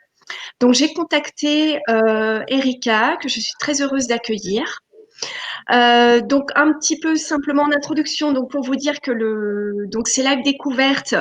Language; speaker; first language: French; native; French